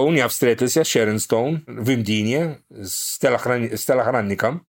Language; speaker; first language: Russian; non-native, fluent; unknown